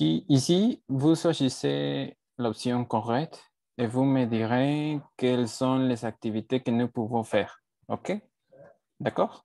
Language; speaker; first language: French; non-native, learner; Spanish